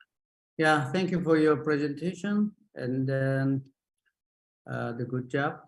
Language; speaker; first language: English; non-native, learner; Japanese